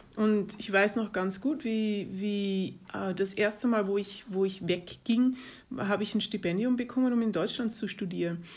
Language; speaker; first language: German; non-native, fluent; Dutch